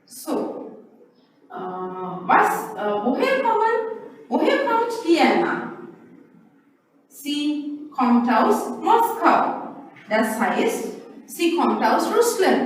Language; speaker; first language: German; non-native, learner; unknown